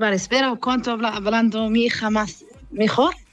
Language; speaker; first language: Spanish; non-native, learner; Arabic